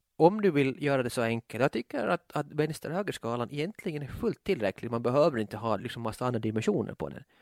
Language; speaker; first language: Swedish; native; Swedish